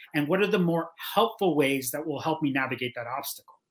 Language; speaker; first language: English; native; English